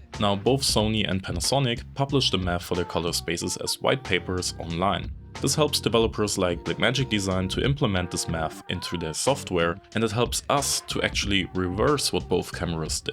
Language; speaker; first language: English; non-native, fluent; German